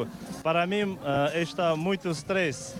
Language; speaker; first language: Portuguese; non-native, learner; Uzbek